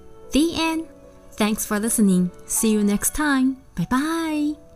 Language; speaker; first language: English; non-native, fluent; Chinese